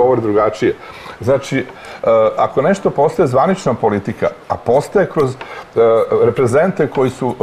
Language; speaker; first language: Croatian; native; Croatian